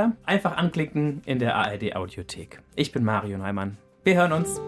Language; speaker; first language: German; native; German